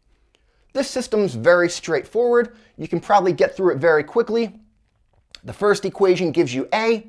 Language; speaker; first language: English; native; English